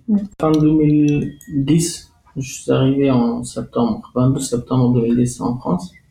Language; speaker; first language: French; non-native, fluent; Kurdish